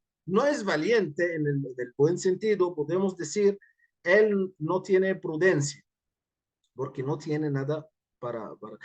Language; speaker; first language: Spanish; non-native, fluent; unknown